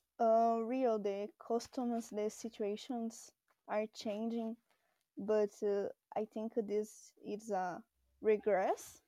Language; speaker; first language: English; non-native, learner; Portuguese